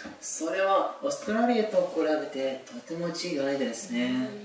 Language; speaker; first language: Japanese; non-native, learner; English